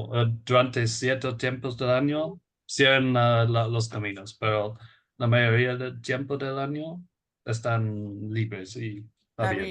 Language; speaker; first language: Spanish; non-native, fluent; English